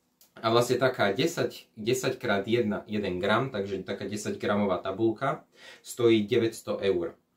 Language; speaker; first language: Slovak; native; Slovak